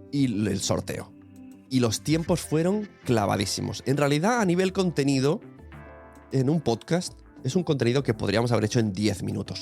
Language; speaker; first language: Spanish; native; Spanish